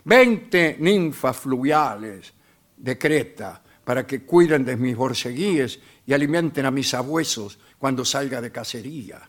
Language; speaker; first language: Spanish; native; Spanish